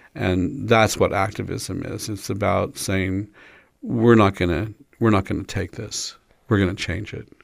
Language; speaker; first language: English; native; English